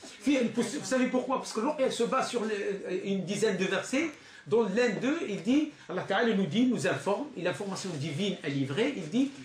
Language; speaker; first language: French; non-native, local second language; Arabic